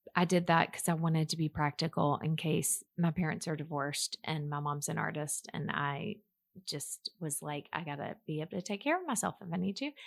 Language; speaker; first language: English; native; English